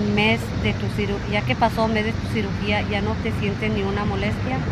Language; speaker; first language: Spanish; early bilingual, heritage; Spanish